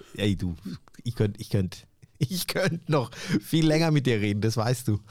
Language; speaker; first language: German; early bilingual, other home language; Turkish